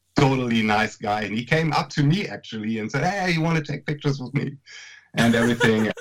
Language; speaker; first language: English; non-native, fluent; German